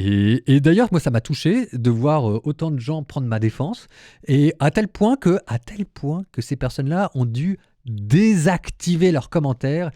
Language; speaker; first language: French; native; French